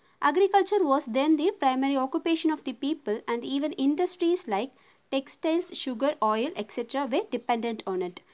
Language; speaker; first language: English; non-native, local second language; Tamil